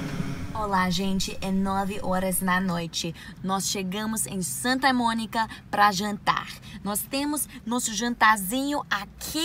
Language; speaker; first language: Portuguese; non-native, learner; English